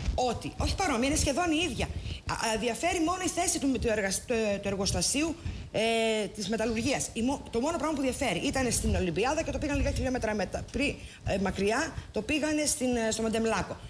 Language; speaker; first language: Greek; native; Greek